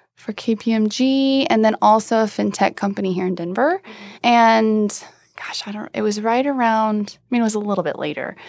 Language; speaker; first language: English; native; English